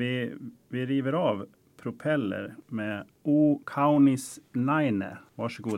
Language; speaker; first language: Swedish; native; Swedish